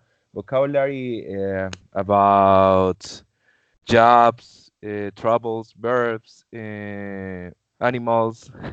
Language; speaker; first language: English; non-native, learner; Spanish